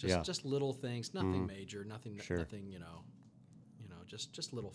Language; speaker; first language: English; native; English